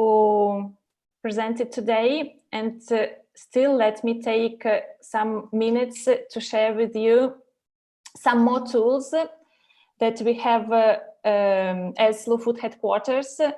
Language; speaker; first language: English; non-native, fluent; Russian